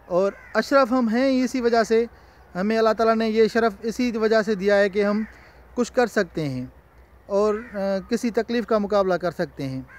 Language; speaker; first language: Urdu; non-native, local second language; Sindhi